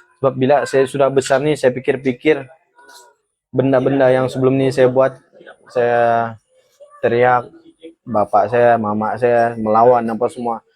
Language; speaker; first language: Malay; native; Malay